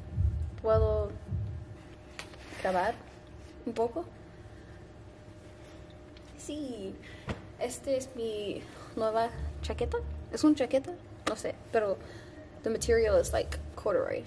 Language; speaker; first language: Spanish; non-native, learner; English